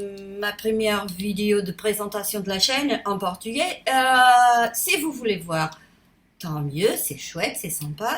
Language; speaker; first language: French; non-native, fluent; Portuguese